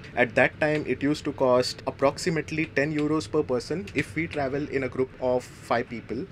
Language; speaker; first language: English; non-native, local second language; Marathi